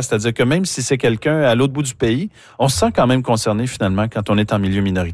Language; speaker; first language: French; native; French